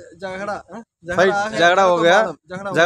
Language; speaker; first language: Hindi; non-native, learner; Tamil